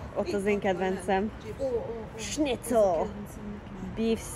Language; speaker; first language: Hungarian; early bilingual, heritage; English